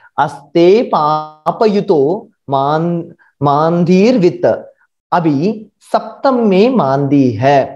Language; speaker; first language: Hindi; non-native, local second language; Marathi